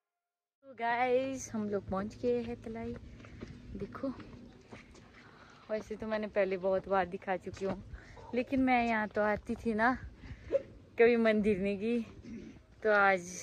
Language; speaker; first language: Hindi; native; Hindi